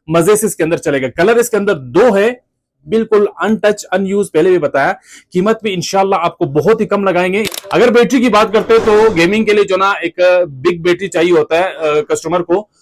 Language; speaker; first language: Urdu; non-native, local second language; Punjabi